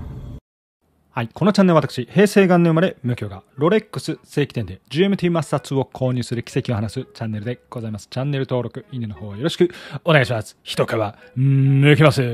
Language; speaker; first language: Japanese; native; Japanese